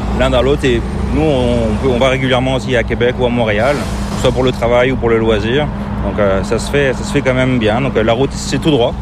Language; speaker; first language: French; native; French